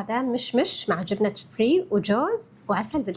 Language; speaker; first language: Arabic; native; Arabic